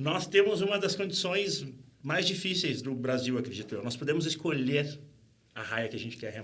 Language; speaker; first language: Portuguese; native; Portuguese